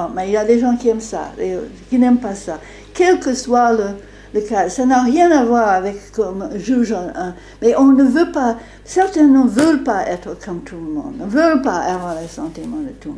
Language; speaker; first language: French; non-native, fluent; English